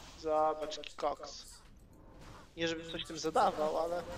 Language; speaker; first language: Polish; native; Polish